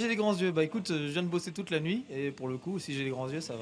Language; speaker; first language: French; native; French